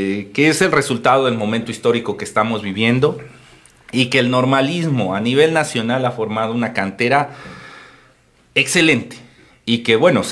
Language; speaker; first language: Spanish; native; Spanish